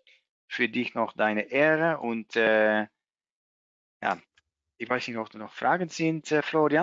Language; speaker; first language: German; non-native, learner; Dutch